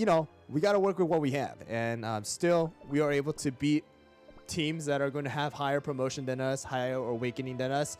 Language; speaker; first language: English; native; English